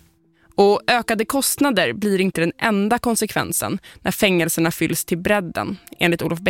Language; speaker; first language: Swedish; native; Swedish